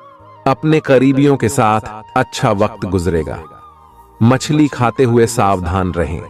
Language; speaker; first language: Hindi; native; Hindi